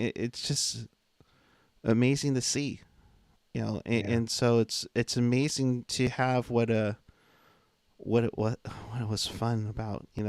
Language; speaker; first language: English; native; English